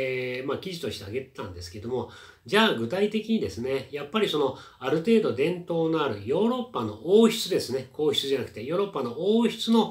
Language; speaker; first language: Japanese; native; Japanese